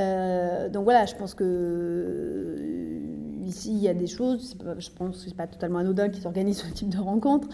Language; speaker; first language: French; native; French